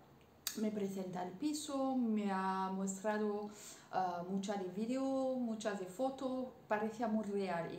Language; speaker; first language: Spanish; non-native, learner; French